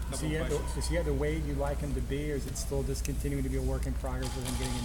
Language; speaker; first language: English; native; English